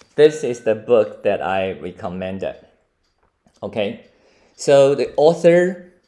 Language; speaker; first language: English; non-native, fluent; Chinese